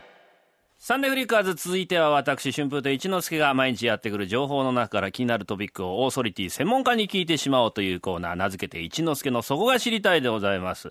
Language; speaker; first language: Japanese; native; Japanese